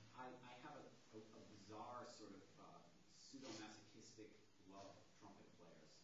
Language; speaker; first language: English; native; English